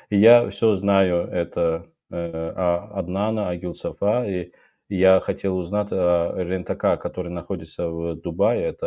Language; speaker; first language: Russian; non-native, local second language; Azerbaijani